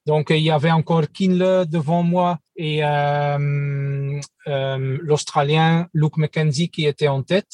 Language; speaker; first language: French; non-native, local second language; Dutch